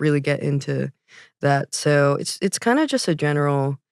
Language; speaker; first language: English; native; English